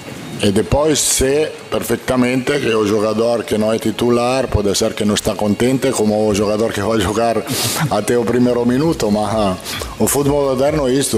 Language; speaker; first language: Portuguese; non-native, learner; Italian